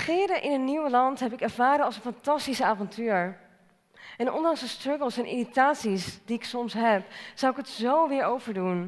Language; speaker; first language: Dutch; native; Dutch